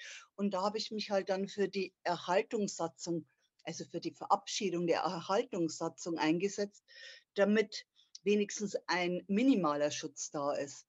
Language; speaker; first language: German; native; German